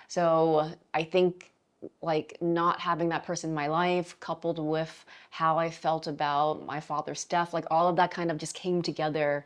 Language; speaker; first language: English; native; English